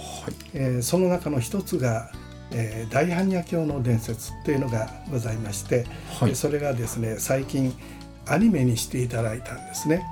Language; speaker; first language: Japanese; native; Japanese